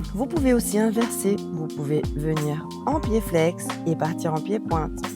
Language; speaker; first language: French; native; French